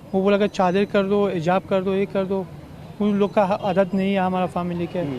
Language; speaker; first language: Hindi; non-native, fluent; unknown